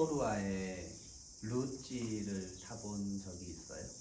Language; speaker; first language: Korean; non-native, learner; English